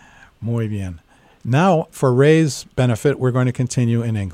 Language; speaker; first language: English; native; English